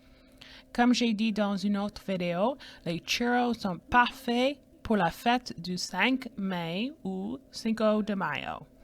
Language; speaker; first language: French; non-native, fluent; English